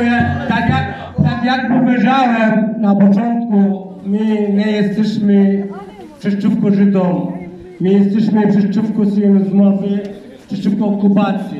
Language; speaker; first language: Polish; non-native, fluent; Arabic